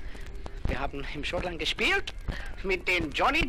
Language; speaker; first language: German; non-native, learner; English